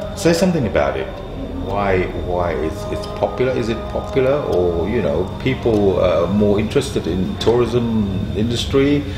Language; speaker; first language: English; non-native, fluent; Thai